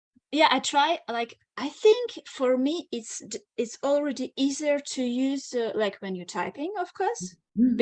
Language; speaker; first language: English; non-native, fluent; Russian